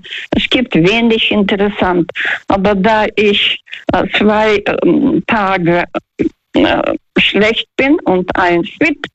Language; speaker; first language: German; non-native, fluent; Russian